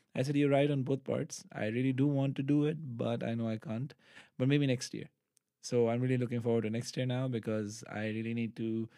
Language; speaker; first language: English; non-native, local second language; Urdu